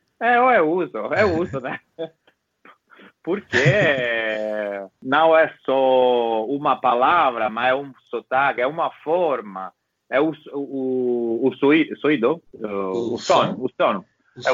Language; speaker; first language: Portuguese; non-native, fluent; Italian